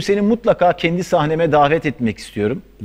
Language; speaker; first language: Turkish; native; Turkish